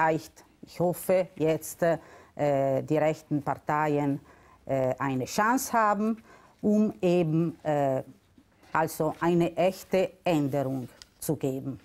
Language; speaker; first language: German; non-native, local second language; Italian